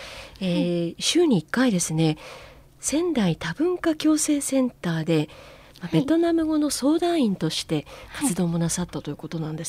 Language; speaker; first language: Japanese; native; Japanese